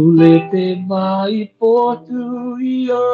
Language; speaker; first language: Albanian; non-native, learner; Portuguese